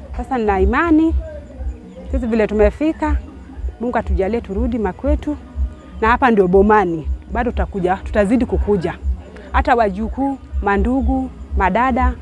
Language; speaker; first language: Swahili; non-native, local second language; Luo (Kenya and Tanzania)